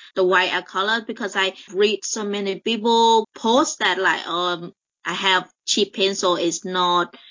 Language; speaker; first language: English; non-native, fluent; Vietnamese